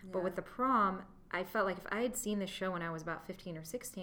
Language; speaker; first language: English; native; English